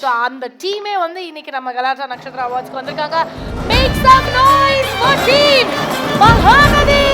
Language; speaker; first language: Tamil; native; Tamil